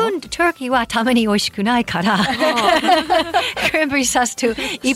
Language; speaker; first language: Japanese; non-native, fluent; English